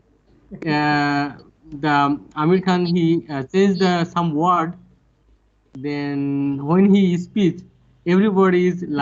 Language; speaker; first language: English; non-native, learner; Bangla